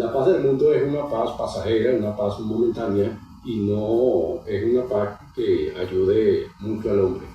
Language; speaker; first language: Spanish; native; Spanish